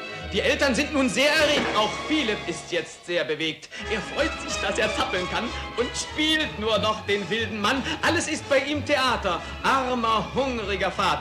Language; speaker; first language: German; native; German